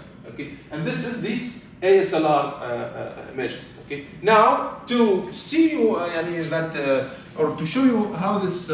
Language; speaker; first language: English; non-native, fluent; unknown